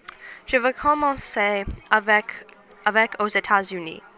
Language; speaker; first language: French; non-native, learner; English